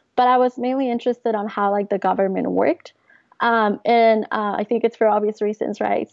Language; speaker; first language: English; early bilingual, other home language; Spanish